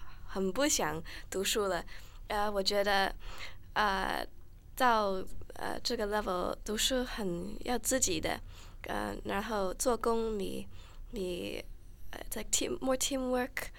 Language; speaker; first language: Chinese; early bilingual, heritage; Chinese